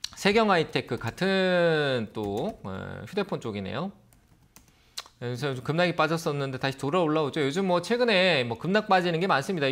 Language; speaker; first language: Korean; native; Korean